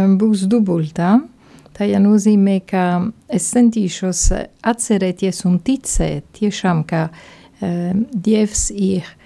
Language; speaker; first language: Latvian; non-native, fluent; Italian